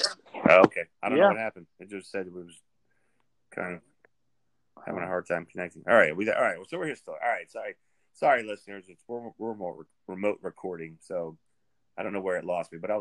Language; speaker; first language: English; native; English